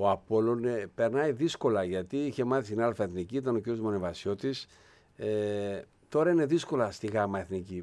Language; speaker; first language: Greek; native; Greek